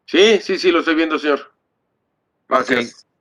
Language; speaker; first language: Spanish; native; Spanish